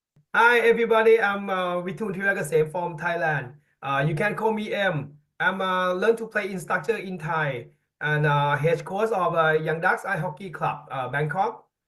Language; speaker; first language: English; non-native, learner; Thai